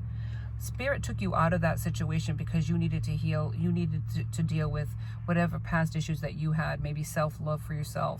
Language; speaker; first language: English; native; English